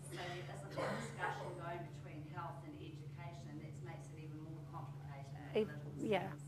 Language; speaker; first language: English; native; English